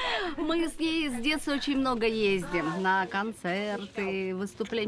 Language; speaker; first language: Russian; native; Russian